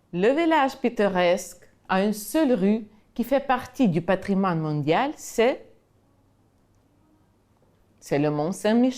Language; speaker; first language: French; non-native, fluent; Ukrainian